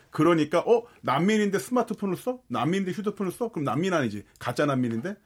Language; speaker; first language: Korean; native; Korean